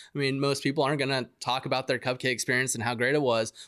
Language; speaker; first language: English; native; English